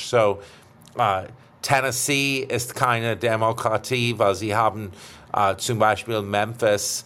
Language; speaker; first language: German; non-native, fluent; English